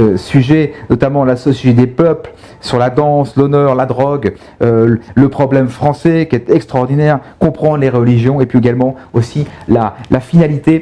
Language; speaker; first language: French; native; French